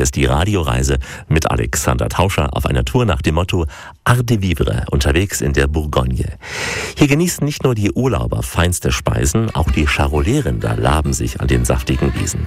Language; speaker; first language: German; native; German